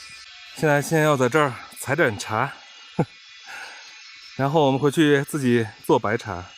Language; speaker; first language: Chinese; native; Chinese